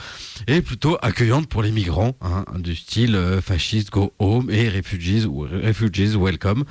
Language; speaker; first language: French; native; French